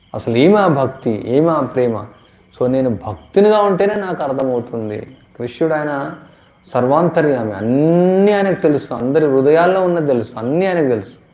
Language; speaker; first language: Telugu; native; Telugu